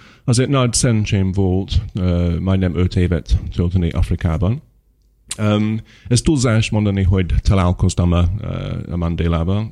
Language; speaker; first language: Hungarian; non-native, fluent; English